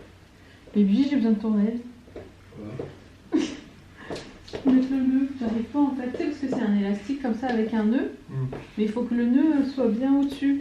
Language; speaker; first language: French; native; French